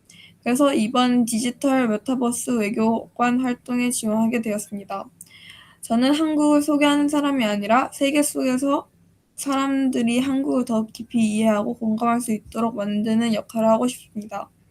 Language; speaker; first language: Korean; early bilingual, heritage; Korean